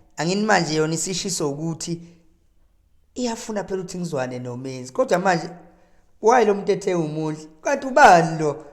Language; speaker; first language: Zulu; native; Zulu